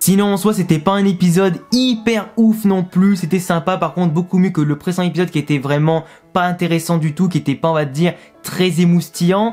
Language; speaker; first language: French; native; French